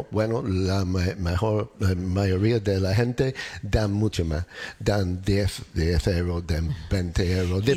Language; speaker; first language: Spanish; non-native, learner; English